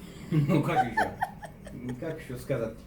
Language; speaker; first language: Russian; early bilingual, heritage; Russian